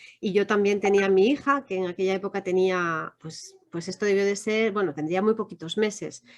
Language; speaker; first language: Spanish; native; Spanish